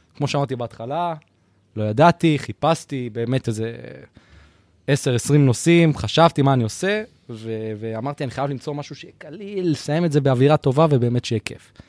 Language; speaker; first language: Hebrew; native; Hebrew